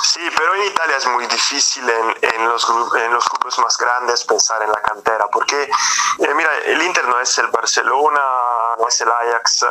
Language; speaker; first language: Spanish; non-native, fluent; Italian